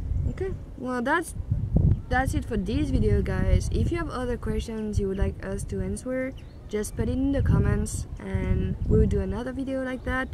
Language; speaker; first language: English; non-native, fluent; French